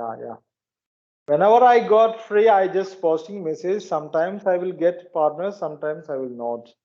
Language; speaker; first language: English; non-native, learner; Malayalam